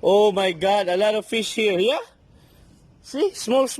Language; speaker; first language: English; non-native, local second language; Filipino